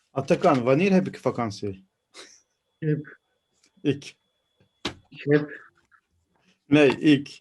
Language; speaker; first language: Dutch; non-native, fluent; Turkish